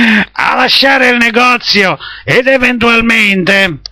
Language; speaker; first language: Italian; native; Italian